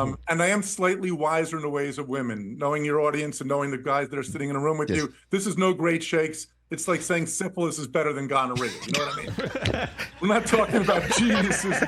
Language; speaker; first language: English; native; English